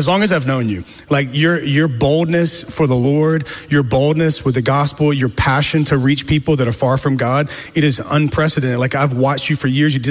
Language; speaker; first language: English; native; English